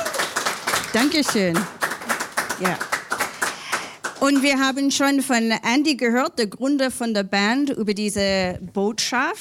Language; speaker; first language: German; non-native, learner; English